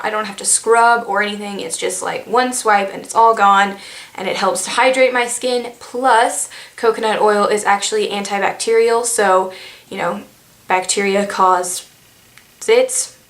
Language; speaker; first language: English; native; English